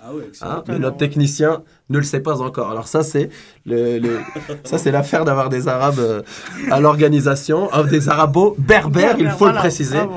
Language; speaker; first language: French; native; French